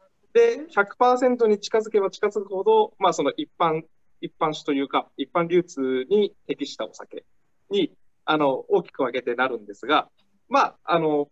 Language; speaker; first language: Japanese; native; Japanese